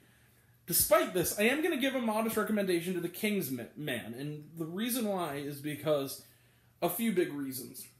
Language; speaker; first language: English; native; English